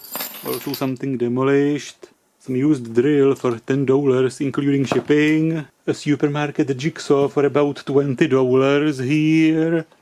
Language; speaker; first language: English; non-native, fluent; Czech